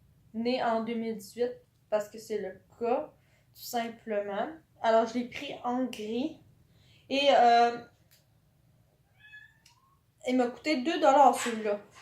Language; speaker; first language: French; native; French